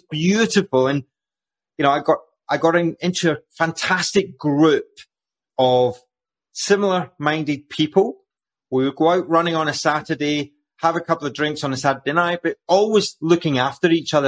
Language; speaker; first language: English; native; English